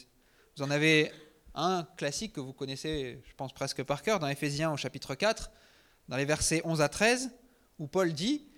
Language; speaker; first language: French; native; French